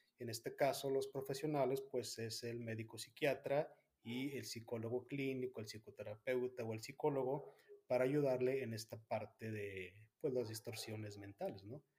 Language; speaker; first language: Spanish; native; Spanish